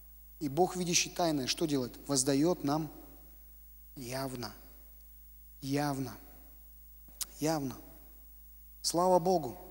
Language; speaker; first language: Russian; native; Russian